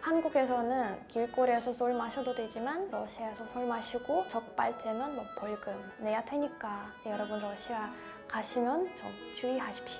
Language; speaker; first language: Korean; non-native, fluent; Russian